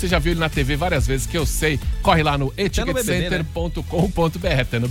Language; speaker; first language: Portuguese; native; Portuguese